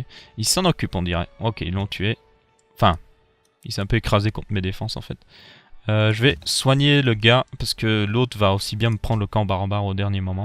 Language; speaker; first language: French; native; French